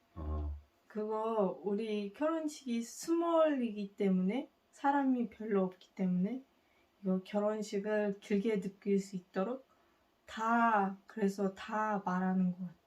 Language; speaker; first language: Korean; non-native, fluent; Kazakh